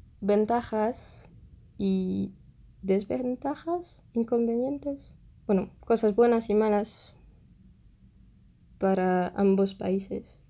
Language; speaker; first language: Spanish; non-native, fluent; French